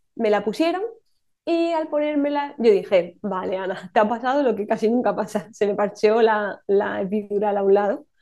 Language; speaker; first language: Spanish; native; Spanish